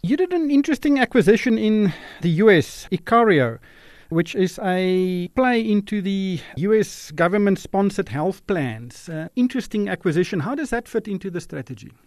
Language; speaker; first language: English; non-native, local second language; Afrikaans